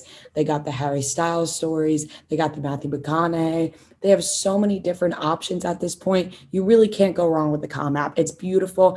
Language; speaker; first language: English; native; English